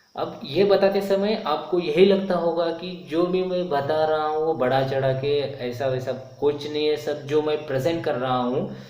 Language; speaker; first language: Hindi; non-native, local second language; Marathi